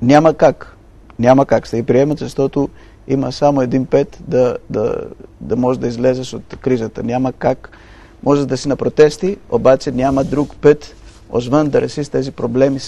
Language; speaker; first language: Bulgarian; non-native, fluent; Greek